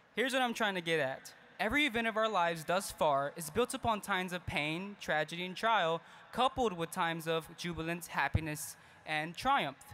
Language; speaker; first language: English; early bilingual, other home language; Spanish